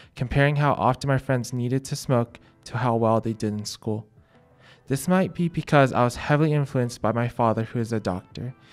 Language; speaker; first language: English; native; English